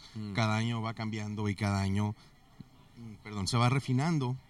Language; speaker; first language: Spanish; early bilingual, heritage; Spanish